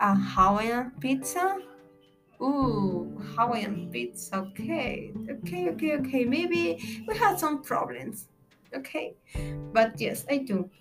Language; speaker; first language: English; non-native, learner; Spanish